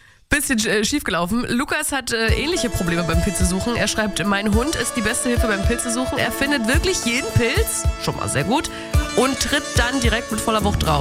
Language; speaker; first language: German; native; German